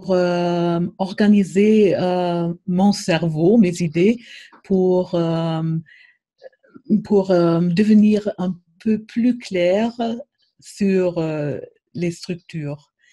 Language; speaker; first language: French; non-native, fluent; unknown